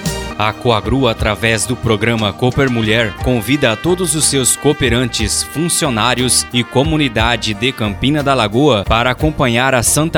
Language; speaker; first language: Portuguese; native; Portuguese